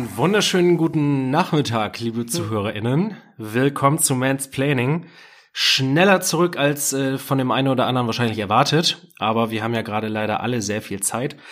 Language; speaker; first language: German; native; German